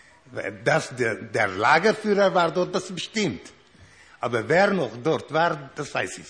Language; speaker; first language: German; non-native, learner; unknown